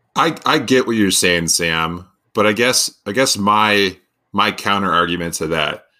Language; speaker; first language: English; native; English